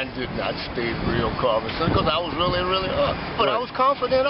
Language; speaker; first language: English; native; English